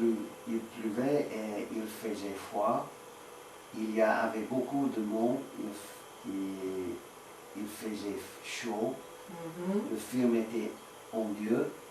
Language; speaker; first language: French; non-native, learner; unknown